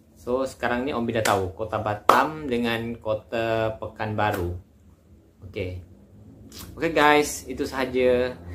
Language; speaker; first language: Malay; native; Malay